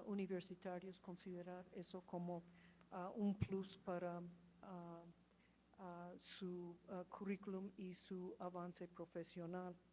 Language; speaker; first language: Spanish; non-native, fluent; English